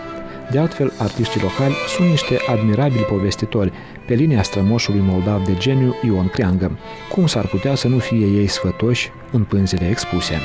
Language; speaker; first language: Romanian; native; Romanian